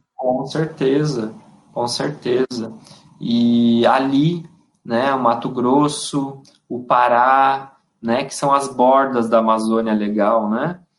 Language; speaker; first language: Portuguese; native; Portuguese